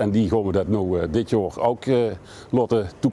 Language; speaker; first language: Dutch; native; Dutch